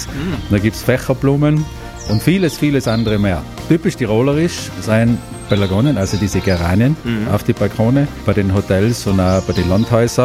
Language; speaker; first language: German; native; German